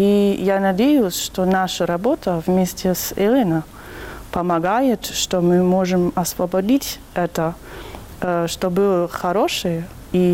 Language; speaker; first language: Russian; non-native, learner; German